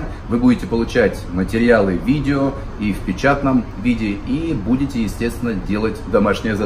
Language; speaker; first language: Russian; native; Russian